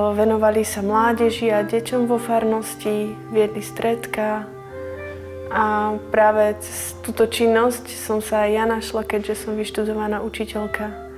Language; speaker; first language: Slovak; early bilingual, heritage; Slovak